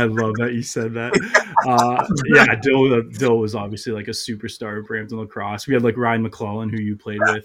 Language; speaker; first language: English; native; English